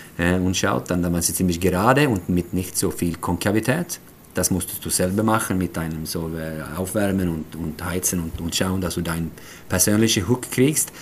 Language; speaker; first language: German; non-native, fluent; Swedish